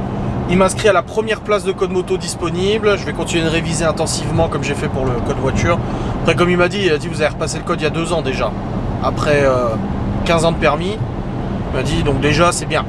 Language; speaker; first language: French; native; French